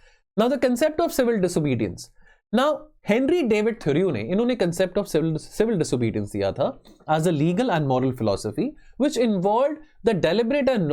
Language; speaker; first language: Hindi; native; Hindi